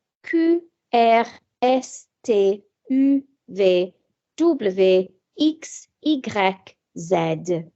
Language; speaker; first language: French; non-native, fluent; English